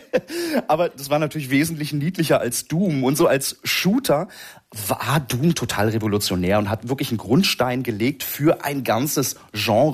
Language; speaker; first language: German; native; German